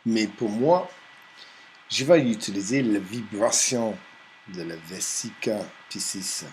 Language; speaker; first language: French; non-native, fluent; English